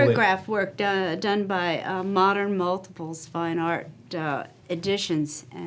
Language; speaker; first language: English; native; English